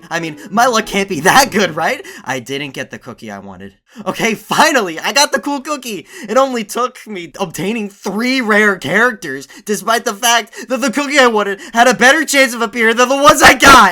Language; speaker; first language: English; native; English